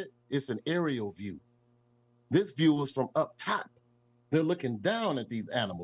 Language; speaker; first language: English; native; English